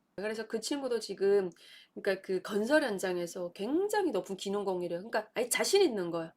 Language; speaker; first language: Korean; native; Korean